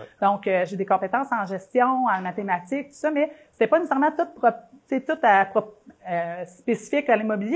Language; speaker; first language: French; native; French